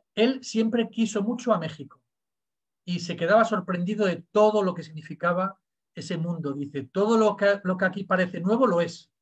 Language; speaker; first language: Spanish; native; Spanish